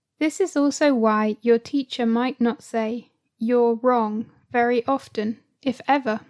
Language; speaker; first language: English; native; English